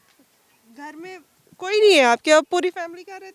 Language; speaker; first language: Hindi; native; Hindi